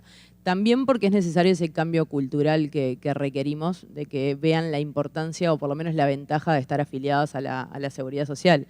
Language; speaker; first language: Spanish; native; Spanish